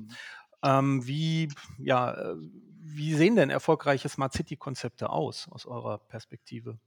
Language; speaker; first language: German; native; German